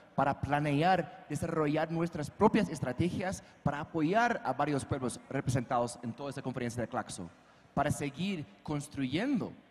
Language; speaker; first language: Spanish; non-native, fluent; English